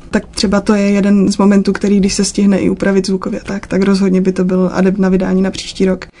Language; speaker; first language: Czech; native; Czech